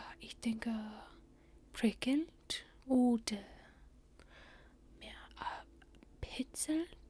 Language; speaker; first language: German; non-native, learner; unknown